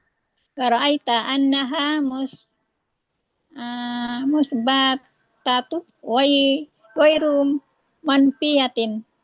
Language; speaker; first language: Arabic; non-native, learner; Indonesian